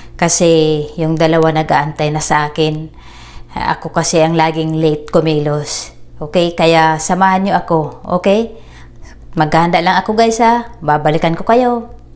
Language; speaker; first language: Filipino; native; Filipino